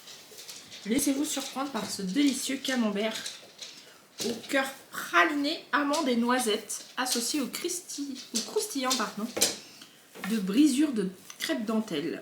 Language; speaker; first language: French; native; French